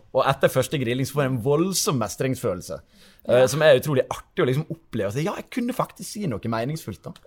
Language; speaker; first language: Norwegian; native; Norwegian